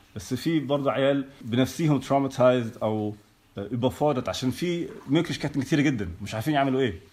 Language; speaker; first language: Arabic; early bilingual, heritage; Arabic